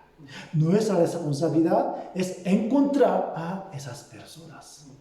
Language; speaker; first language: Spanish; non-native, fluent; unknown